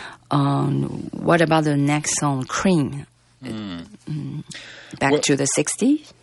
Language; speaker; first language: English; non-native, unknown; Chinese